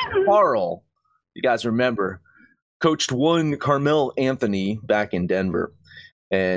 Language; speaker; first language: English; native; English